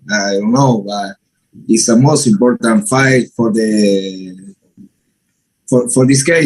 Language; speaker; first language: English; non-native, learner; Spanish